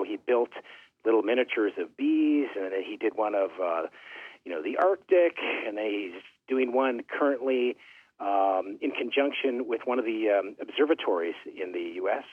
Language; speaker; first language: English; native; English